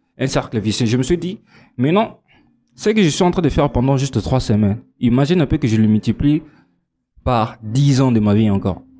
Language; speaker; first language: French; non-native, local second language; Lingala